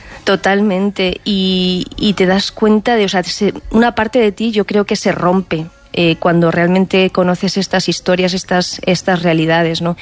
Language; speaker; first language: Spanish; native; Spanish